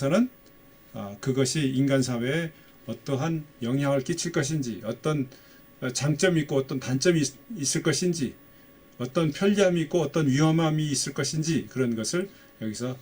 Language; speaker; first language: Korean; native; Korean